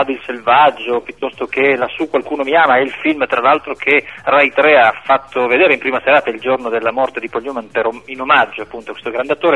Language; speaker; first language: Italian; native; Italian